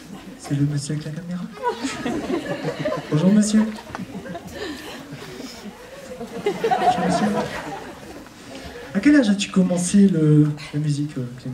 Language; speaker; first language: French; native; French